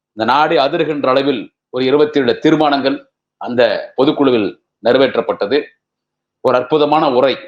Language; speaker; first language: Tamil; native; Tamil